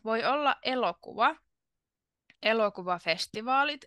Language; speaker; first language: Finnish; native; Finnish